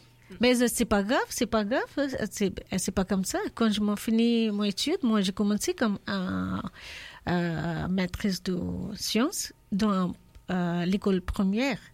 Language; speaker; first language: French; non-native, learner; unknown